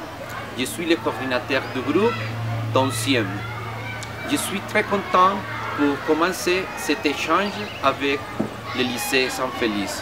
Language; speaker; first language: French; non-native, learner; Spanish